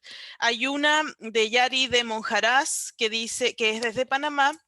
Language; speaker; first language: Spanish; native; Spanish